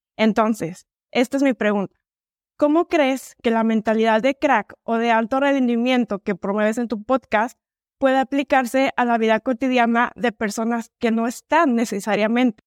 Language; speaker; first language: Spanish; native; Spanish